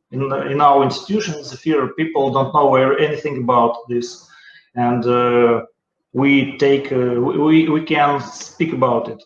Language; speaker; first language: English; non-native, learner; Russian